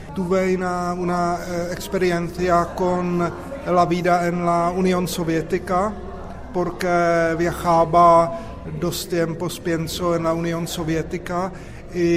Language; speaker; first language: Spanish; non-native, fluent; Czech